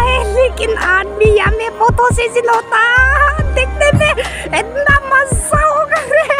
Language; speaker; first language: Hindi; non-native, local second language; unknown